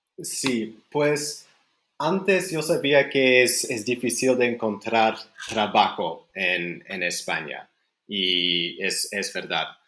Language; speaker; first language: Spanish; non-native, fluent; Dutch